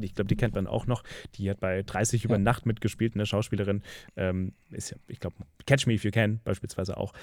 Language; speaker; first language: German; native; German